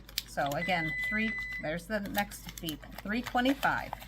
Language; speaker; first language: English; native; English